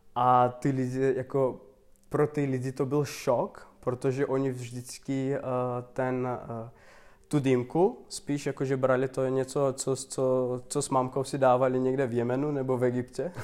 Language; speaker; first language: Czech; non-native, fluent; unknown